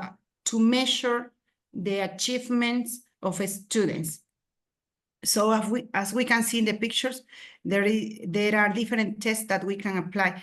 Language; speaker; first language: English; non-native, fluent; Spanish